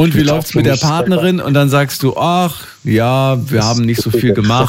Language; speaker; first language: German; native; German